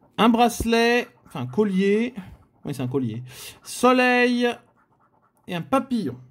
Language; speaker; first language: French; native; French